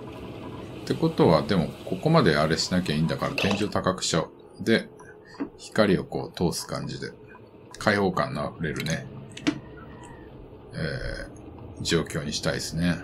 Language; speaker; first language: Japanese; native; Japanese